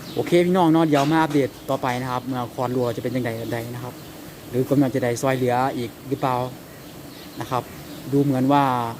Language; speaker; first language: Thai; native; Thai